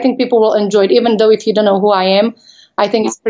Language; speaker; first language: English; non-native, fluent; Slovak